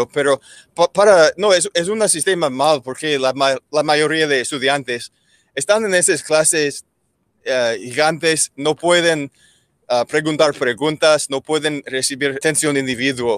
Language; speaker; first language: Spanish; non-native, learner; English